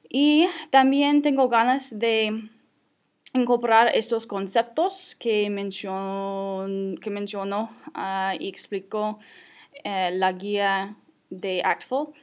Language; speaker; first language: Spanish; non-native, fluent; English